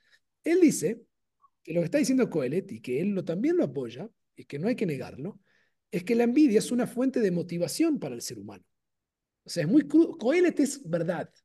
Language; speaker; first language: Spanish; native; Spanish